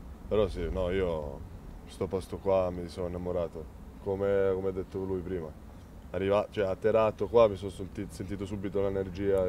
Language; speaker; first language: Italian; non-native, fluent; Serbian